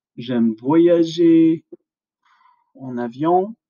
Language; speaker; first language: French; non-native, fluent; English